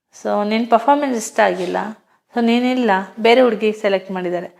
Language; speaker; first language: Kannada; non-native, local second language; Hindi